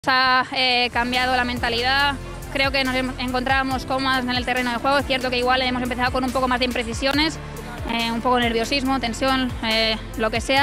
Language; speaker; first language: Spanish; native; Spanish